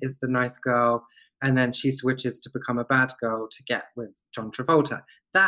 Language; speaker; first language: English; native; English